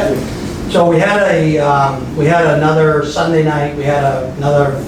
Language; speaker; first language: English; native; English